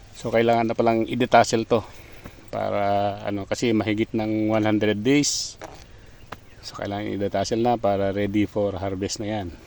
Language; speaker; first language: Filipino; non-native, local second language; Iloko